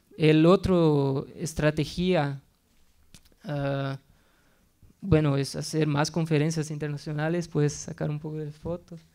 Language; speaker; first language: Spanish; non-native, fluent; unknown